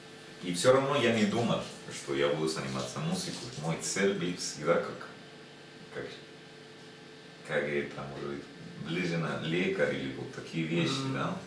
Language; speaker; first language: Russian; non-native, learner; Spanish